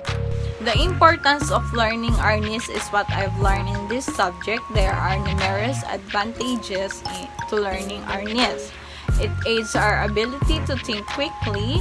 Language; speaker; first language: English; non-native, local second language; Filipino